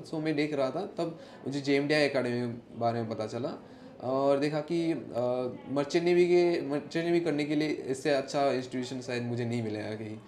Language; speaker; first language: Hindi; non-native, local second language; Assamese